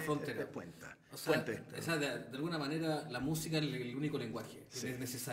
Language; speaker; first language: Spanish; native; Spanish